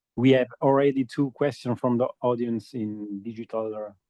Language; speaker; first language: English; non-native, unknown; Italian